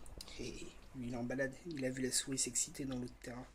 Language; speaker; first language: French; native; French